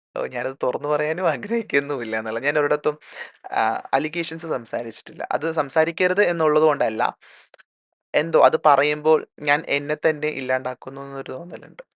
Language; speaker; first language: Malayalam; native; Malayalam